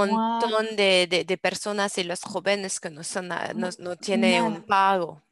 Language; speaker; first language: Spanish; non-native, learner; English